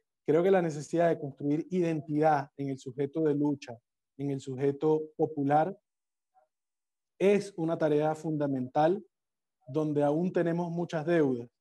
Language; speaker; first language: Spanish; native; Spanish